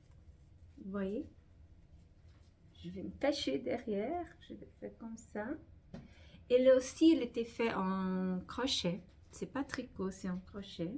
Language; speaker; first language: French; non-native, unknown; Portuguese